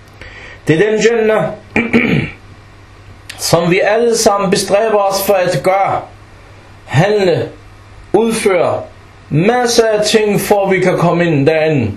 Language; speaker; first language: Danish; early bilingual, other home language; Arabic